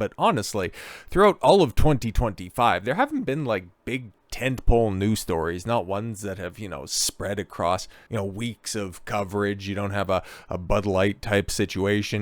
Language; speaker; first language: English; native; English